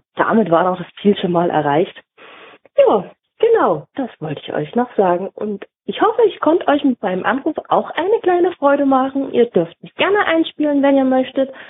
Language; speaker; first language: German; native; German